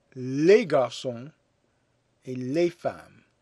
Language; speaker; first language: French; non-native, fluent; English